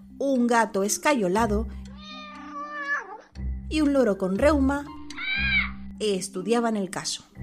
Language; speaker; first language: Spanish; native; Spanish